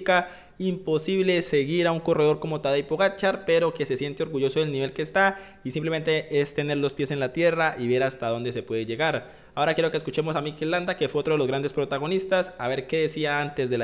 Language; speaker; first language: Spanish; native; Spanish